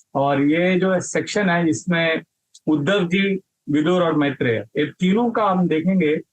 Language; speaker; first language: Hindi; non-native, local second language; Marathi